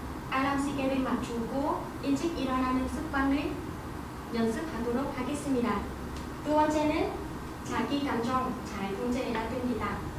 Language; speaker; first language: Korean; non-native, learner; Vietnamese